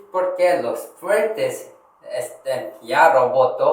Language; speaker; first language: Spanish; non-native, learner; Korean